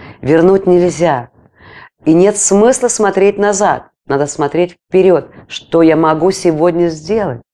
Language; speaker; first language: Russian; non-native, local second language; Latvian